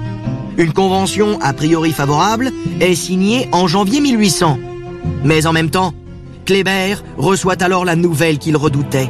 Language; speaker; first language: French; native; French